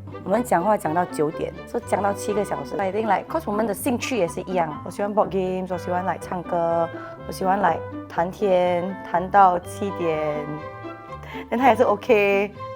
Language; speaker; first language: Chinese; non-native, local second language; English